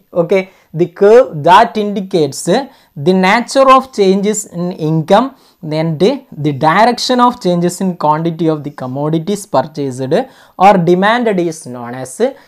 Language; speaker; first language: English; non-native, local second language; Malayalam